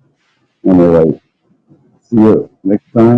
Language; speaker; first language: English; non-native, learner; Dutch